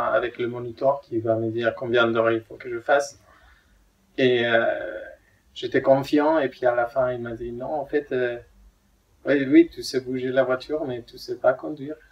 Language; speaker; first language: French; non-native, fluent; Spanish